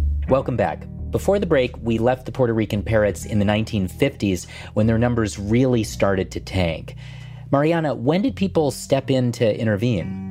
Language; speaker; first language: English; native; English